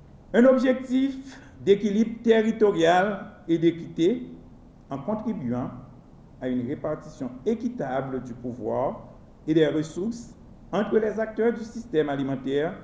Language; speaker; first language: French; non-native, local second language; Haitian Creole